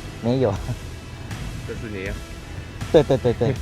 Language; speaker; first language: Chinese; non-native, learner; Thai